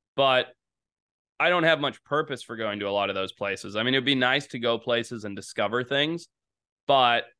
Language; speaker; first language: English; native; English